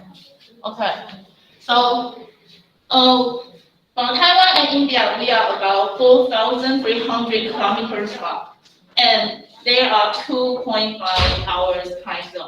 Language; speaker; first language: English; non-native, fluent; Chinese